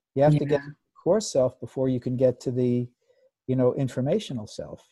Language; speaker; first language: English; native; English